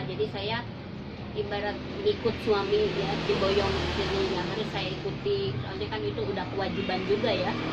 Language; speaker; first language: Indonesian; non-native, local second language; Sundanese